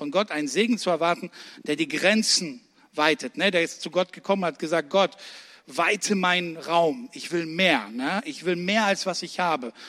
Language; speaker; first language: German; early bilingual, other home language; Russian